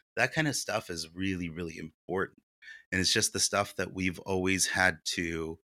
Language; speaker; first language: English; early bilingual, other home language; Russian